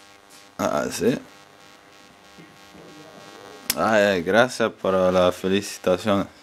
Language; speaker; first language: Spanish; early bilingual, heritage; Spanish